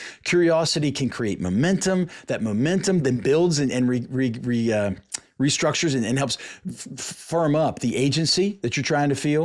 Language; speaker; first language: English; native; English